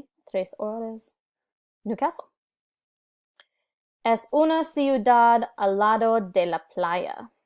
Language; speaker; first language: Spanish; non-native, learner; English